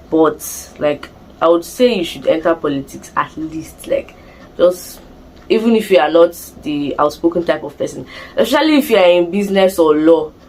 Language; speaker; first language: English; non-native, local second language; Igbo